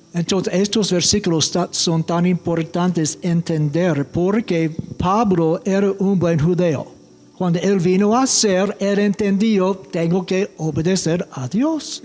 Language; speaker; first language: Spanish; non-native, fluent; English